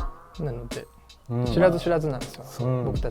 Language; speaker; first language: Japanese; native; Japanese